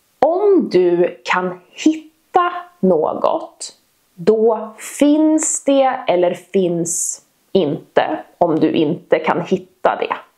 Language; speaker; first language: Swedish; native; Swedish